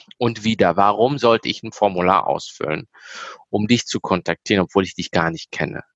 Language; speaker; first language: German; early bilingual, heritage; German